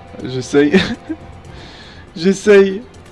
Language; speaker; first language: French; native; French